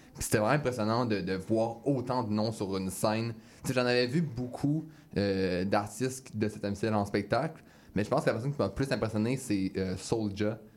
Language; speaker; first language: French; native; French